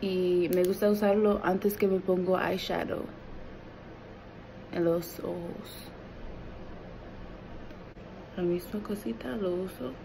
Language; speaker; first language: Spanish; early bilingual, heritage; Spanish